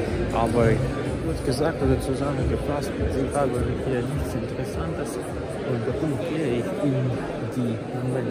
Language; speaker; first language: German; non-native, learner; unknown